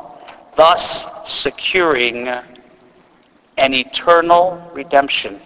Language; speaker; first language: English; native; English